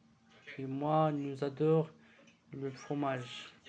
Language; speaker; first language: French; non-native, learner; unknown